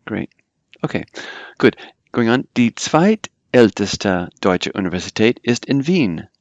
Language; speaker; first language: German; non-native, fluent; English